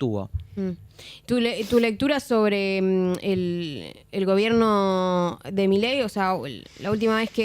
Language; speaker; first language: Spanish; native; Spanish